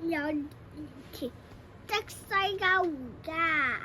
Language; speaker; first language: Chinese; non-native, learner; Cantonese